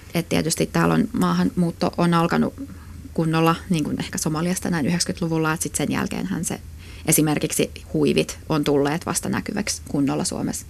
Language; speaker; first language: Finnish; native; Finnish